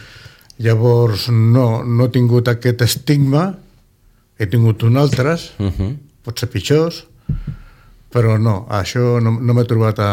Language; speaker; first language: Catalan; non-native, local second language; Spanish